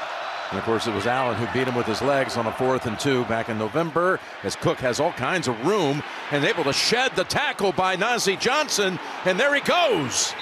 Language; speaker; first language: English; native; English